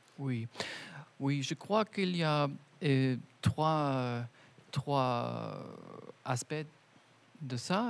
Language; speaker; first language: French; non-native, fluent; German